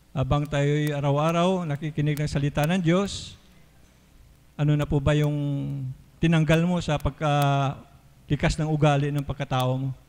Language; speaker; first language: Filipino; native; Filipino